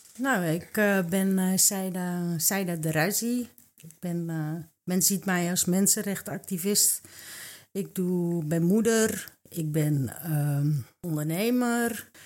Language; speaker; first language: Dutch; early bilingual, other home language; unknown